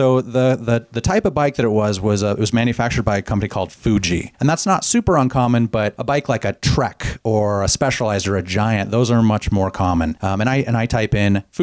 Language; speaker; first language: English; native; English